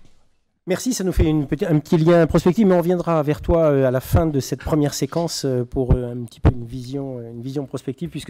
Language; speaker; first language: French; native; French